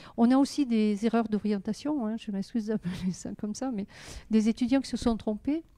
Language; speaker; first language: French; native; French